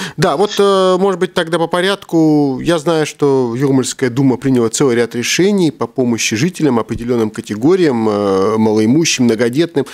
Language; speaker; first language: Russian; native; Russian